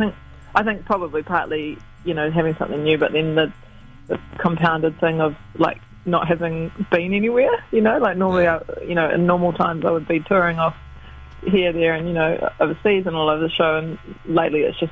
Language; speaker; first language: English; native; English